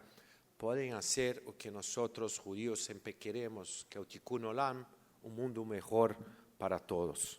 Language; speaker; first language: Spanish; non-native, learner; Portuguese